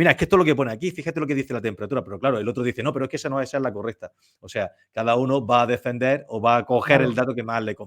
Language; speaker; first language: Spanish; native; Spanish